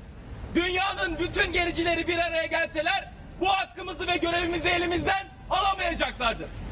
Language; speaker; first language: Turkish; native; Turkish